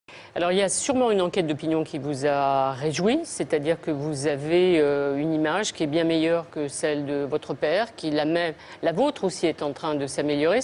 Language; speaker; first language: French; native; French